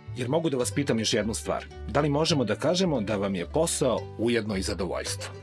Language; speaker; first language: Serbian; native; Serbian